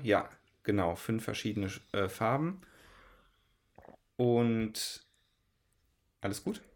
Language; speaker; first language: German; native; German